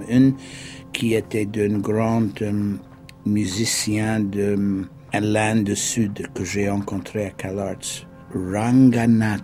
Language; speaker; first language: French; non-native, fluent; English